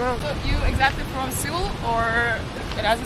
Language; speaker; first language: English; non-native, fluent; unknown